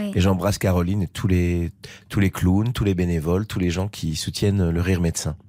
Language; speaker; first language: French; native; French